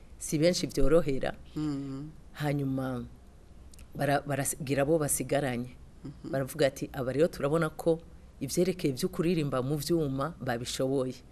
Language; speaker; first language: Rundi; non-native, local second language; Swahili